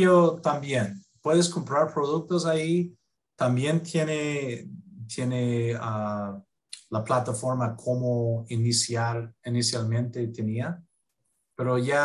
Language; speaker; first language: Spanish; non-native, fluent; English